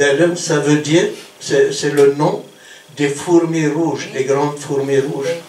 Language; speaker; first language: French; non-native, local second language; Kabyle